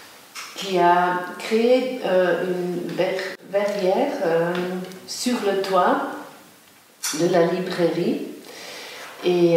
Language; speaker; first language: French; non-native, local second language; German